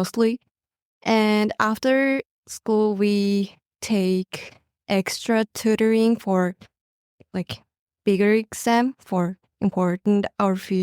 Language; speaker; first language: English; non-native, learner; Mongolian